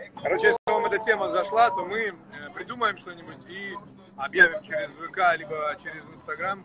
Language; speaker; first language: Russian; native; Russian